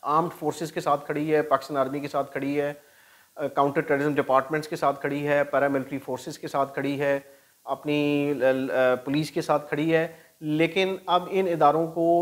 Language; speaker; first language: Urdu; non-native, local second language; Punjabi